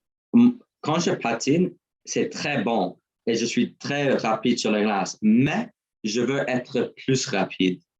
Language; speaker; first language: French; non-native, learner; English